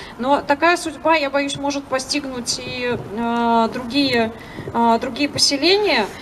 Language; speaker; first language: Russian; native; Russian